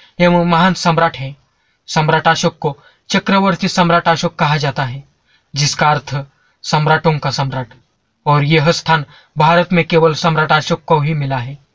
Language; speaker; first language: Hindi; non-native, local second language; Marathi